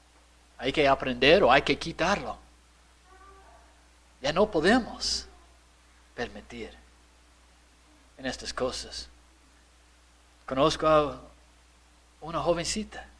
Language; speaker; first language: Spanish; non-native, fluent; English